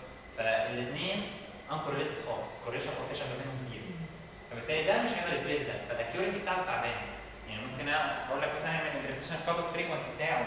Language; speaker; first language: Arabic; native; Arabic